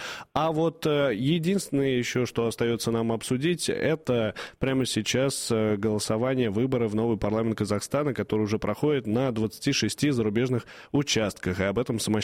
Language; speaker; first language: Russian; native; Russian